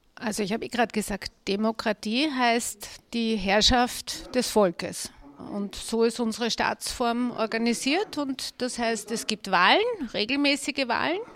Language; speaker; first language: German; native; German